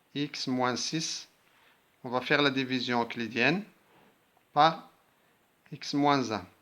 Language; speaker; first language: French; non-native, local second language; Arabic